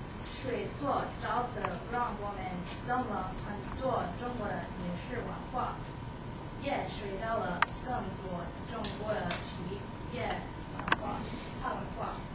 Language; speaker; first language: Chinese; non-native, learner; English